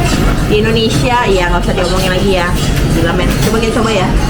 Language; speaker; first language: Indonesian; native; Indonesian